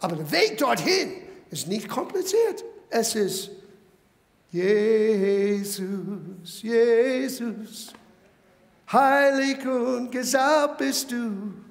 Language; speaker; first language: German; non-native, fluent; English